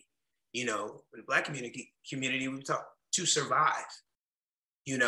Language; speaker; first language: English; native; English